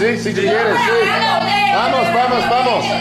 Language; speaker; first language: Spanish; non-native, learner; English